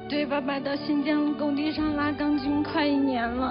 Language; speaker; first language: Chinese; native; Chinese